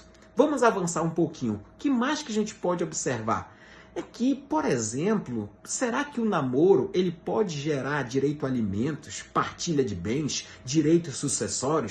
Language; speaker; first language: Portuguese; native; Portuguese